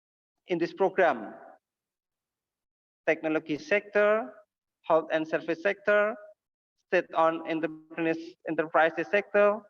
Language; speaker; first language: English; non-native, learner; Indonesian